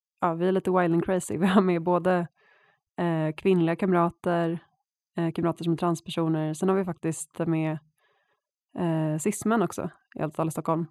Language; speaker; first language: Swedish; native; Swedish